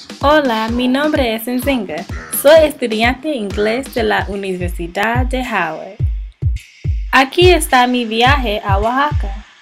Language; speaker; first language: Spanish; non-native, learner; English